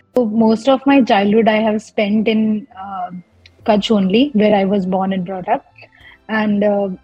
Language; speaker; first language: English; non-native, local second language; Gujarati